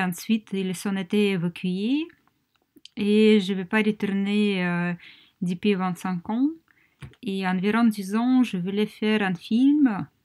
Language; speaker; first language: French; non-native, fluent; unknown